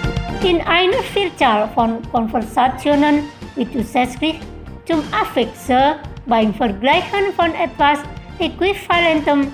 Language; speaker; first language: German; non-native, fluent; Indonesian